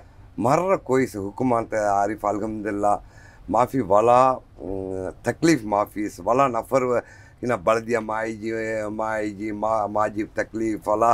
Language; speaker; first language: Arabic; non-native, learner; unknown